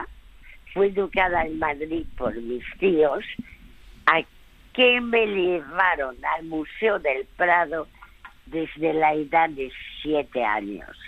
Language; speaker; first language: Spanish; early bilingual, other home language; French